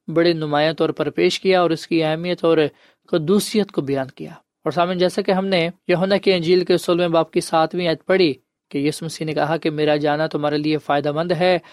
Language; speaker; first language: Urdu; non-native, local second language; Punjabi